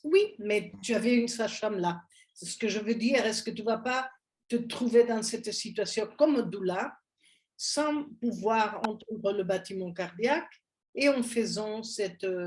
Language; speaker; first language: French; non-native, fluent; Spanish